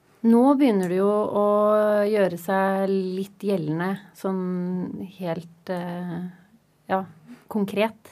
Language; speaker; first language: Norwegian; native; Norwegian